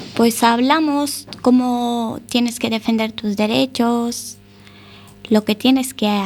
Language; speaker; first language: Spanish; non-native, fluent; Romanian